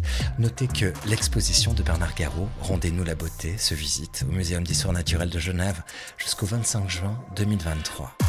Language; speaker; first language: French; native; French